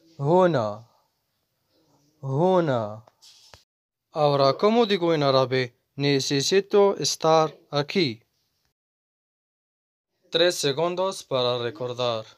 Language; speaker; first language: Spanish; non-native, fluent; Arabic